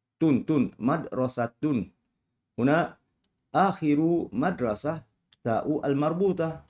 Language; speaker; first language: Arabic; non-native, fluent; Malay